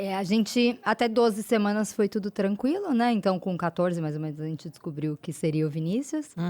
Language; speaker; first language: Portuguese; native; Portuguese